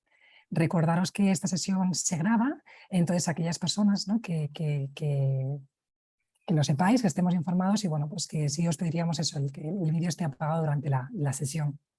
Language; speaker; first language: Spanish; native; Spanish